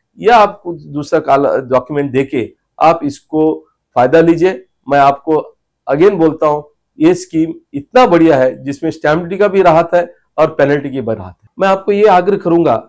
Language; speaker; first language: Hindi; non-native, local second language; Marathi